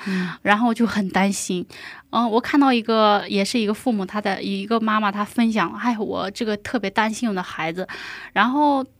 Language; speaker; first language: Chinese; native; Chinese